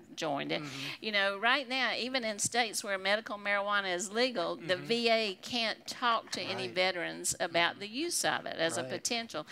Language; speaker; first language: English; native; English